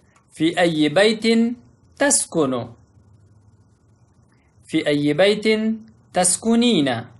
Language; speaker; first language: Arabic; non-native, fluent; Pashto